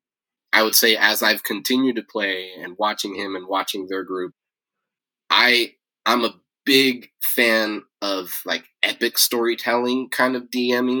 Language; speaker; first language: English; native; English